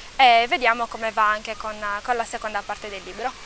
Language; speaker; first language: Italian; early bilingual, other home language; Portuguese